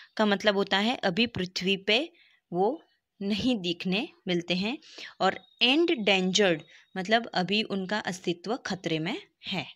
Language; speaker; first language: Hindi; non-native, local second language; Gujarati